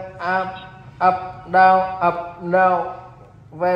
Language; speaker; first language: English; non-native, learner; Vietnamese